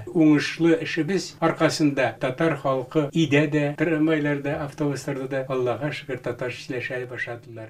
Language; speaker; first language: Tatar; native; Tatar